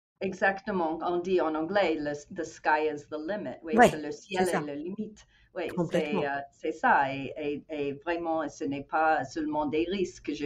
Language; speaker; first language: French; non-native, fluent; English